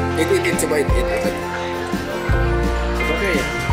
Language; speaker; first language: Indonesian; native; Indonesian